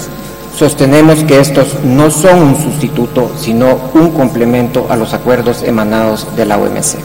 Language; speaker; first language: Spanish; native; Spanish